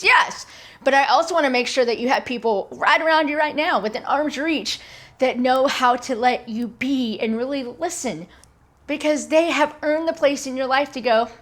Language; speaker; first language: English; native; English